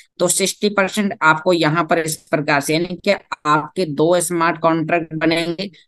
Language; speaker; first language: Hindi; native; Hindi